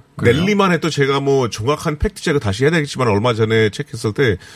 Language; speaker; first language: Korean; non-native, fluent; Hindi